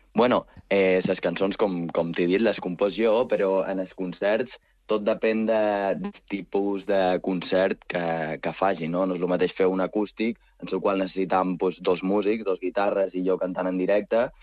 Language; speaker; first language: Catalan; native; Catalan